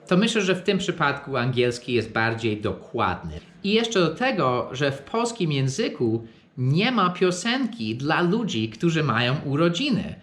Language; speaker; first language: Polish; non-native, fluent; English